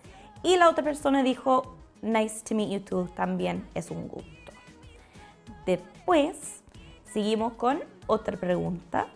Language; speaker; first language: Spanish; non-native, fluent; English